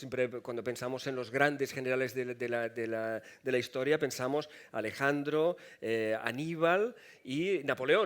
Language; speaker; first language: Spanish; native; Spanish